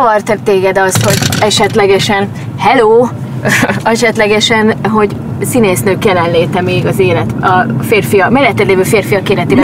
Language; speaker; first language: Hungarian; native; Hungarian